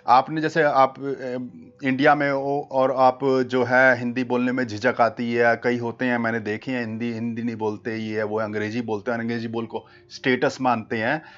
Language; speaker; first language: Hindi; native; Hindi